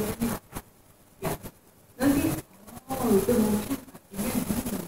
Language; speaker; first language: Indonesian; non-native, fluent; Japanese